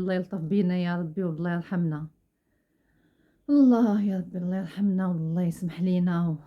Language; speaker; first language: Arabic; native; Arabic